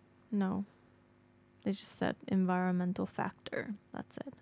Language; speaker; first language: English; non-native, fluent; Japanese